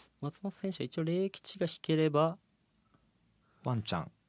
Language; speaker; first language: Japanese; native; Japanese